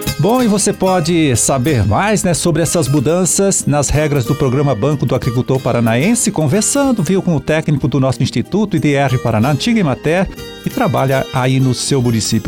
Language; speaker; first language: Portuguese; native; Portuguese